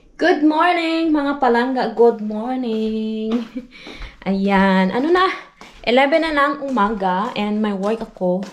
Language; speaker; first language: Filipino; non-native, local second language; Hiligaynon